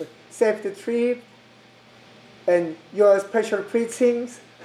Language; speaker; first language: English; non-native, learner; Korean